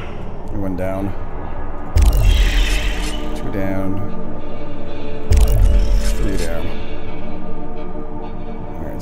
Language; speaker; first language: English; native; English